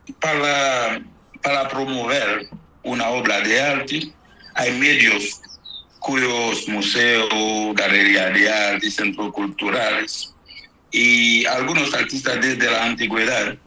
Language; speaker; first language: Spanish; non-native, fluent; Haitian Creole